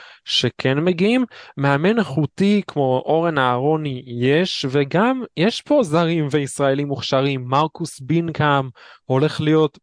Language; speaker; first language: Hebrew; native; Hebrew